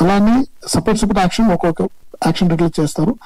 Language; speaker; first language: Telugu; non-native, learner; Tamil